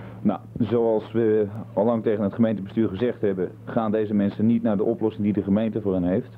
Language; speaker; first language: Dutch; native; Dutch